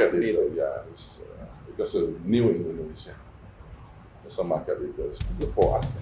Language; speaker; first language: English; non-native, fluent; Indonesian